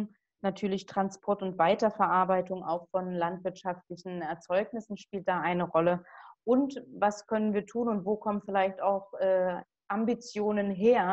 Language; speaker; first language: German; native; German